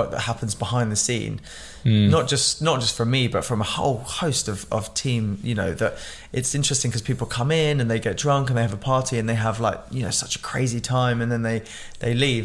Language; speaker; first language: English; native; English